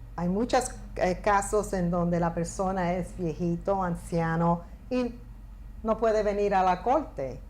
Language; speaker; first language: Spanish; early bilingual, heritage; Spanish